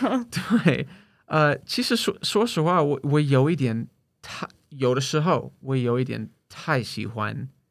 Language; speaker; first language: Chinese; non-native, fluent; English